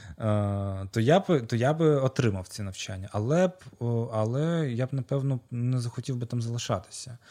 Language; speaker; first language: Ukrainian; non-native, local second language; Russian